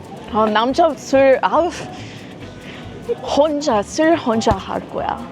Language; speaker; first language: Korean; non-native, learner; English